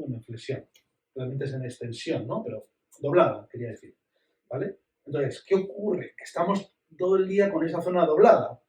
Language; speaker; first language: Spanish; native; Spanish